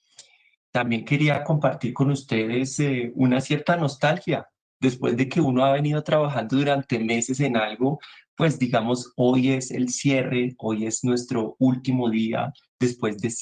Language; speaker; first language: Spanish; native; Spanish